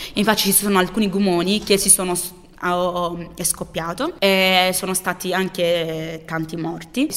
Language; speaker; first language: Italian; early bilingual, other home language; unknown